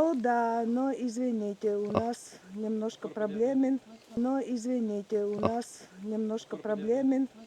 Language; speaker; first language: Russian; non-native, learner; Latvian